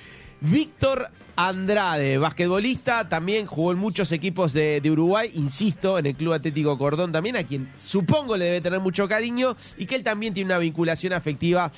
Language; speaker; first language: Spanish; native; Spanish